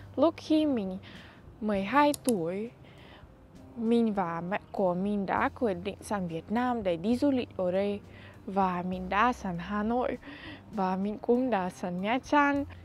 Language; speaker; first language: Vietnamese; non-native, fluent; Russian